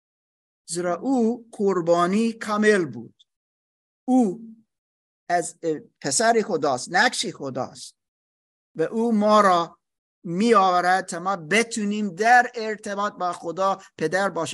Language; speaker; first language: Persian; non-native, learner; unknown